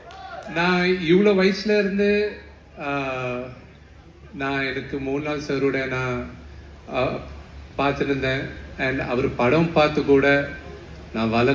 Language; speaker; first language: Tamil; non-native, local second language; Telugu